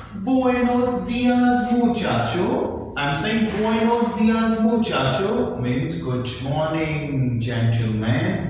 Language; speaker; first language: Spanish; non-native, learner; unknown